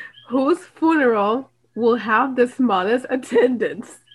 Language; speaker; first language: English; non-native, local second language; Spanish